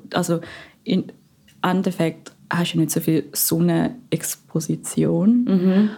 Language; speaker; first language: German; non-native, fluent; Filipino